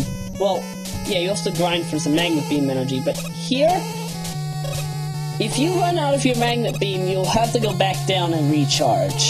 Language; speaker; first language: English; native; English